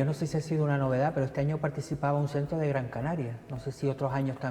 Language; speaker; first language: Spanish; native; Spanish